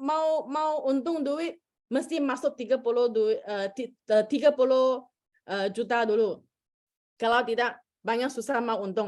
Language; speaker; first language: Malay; non-native, local second language; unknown